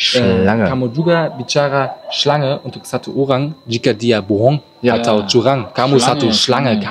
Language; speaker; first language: Indonesian; non-native, learner; German